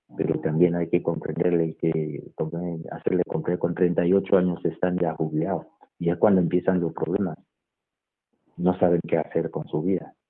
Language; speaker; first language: Spanish; non-native, fluent; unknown